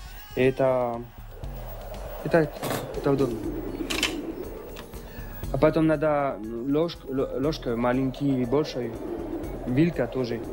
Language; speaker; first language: Russian; non-native, learner; French